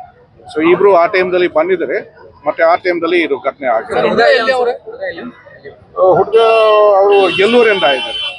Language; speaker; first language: Kannada; non-native, fluent; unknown